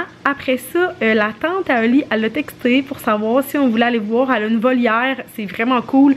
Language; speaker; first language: French; native; French